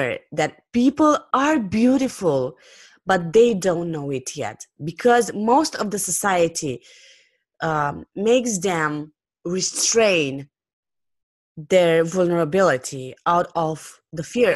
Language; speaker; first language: English; non-native, fluent; Romanian